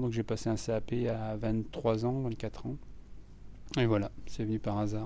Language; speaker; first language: French; native; French